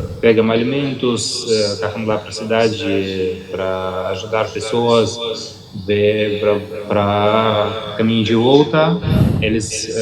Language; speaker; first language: Portuguese; non-native, fluent; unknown